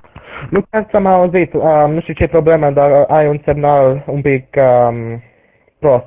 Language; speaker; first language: Romanian; early bilingual, heritage; English